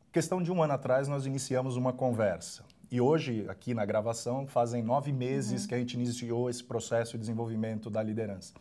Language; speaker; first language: Portuguese; native; Portuguese